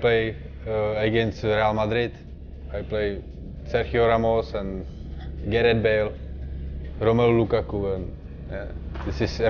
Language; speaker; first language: English; non-native, learner; Czech